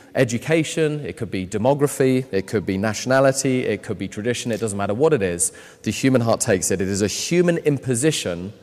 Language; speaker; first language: English; native; English